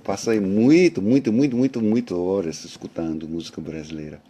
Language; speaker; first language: Portuguese; non-native, fluent; English